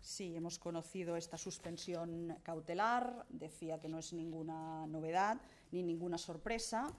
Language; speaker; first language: Spanish; non-native, local second language; Catalan